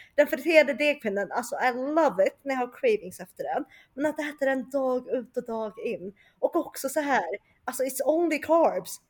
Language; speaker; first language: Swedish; native; Swedish